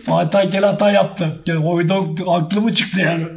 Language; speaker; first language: Turkish; native; Turkish